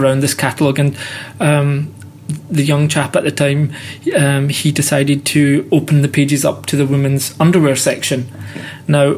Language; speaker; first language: English; native; English